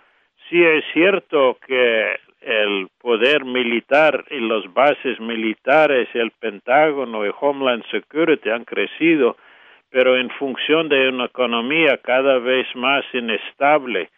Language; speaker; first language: Spanish; non-native, fluent; English